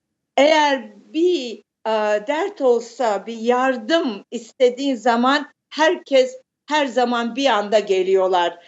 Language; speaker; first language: Turkish; early bilingual, heritage; Turkish